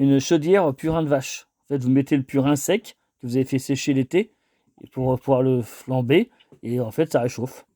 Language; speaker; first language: French; native; French